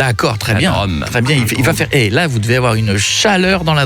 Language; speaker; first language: French; native; French